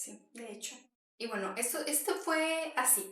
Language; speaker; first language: Spanish; native; Spanish